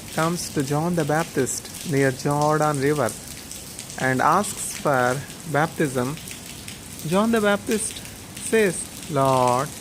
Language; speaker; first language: English; non-native, local second language; Telugu